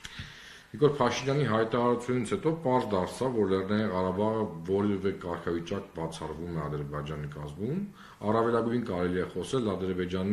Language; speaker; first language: Armenian; native; Armenian